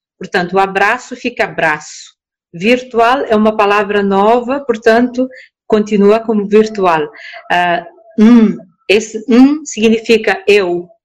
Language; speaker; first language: Portuguese; non-native, local second language; Kabuverdianu